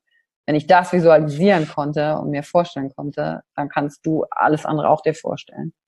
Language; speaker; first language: German; native; German